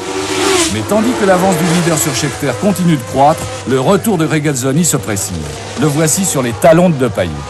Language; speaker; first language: French; native; French